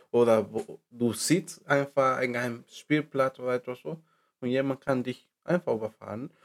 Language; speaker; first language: German; non-native, learner; Spanish